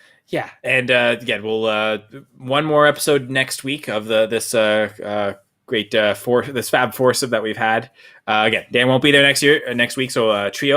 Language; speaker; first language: English; native; English